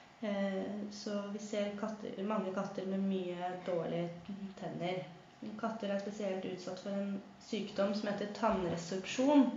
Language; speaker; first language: Norwegian; native; Norwegian